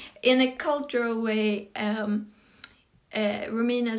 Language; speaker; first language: English; non-native, fluent; Swedish